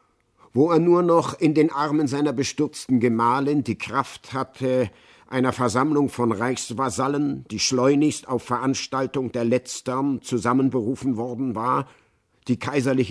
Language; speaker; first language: German; native; German